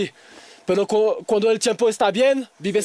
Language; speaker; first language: Spanish; non-native, learner; French